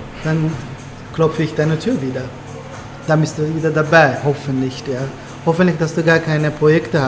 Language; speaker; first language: German; non-native, learner; Turkish